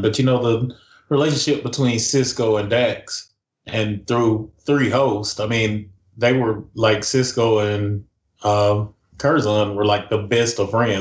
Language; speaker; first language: English; native; English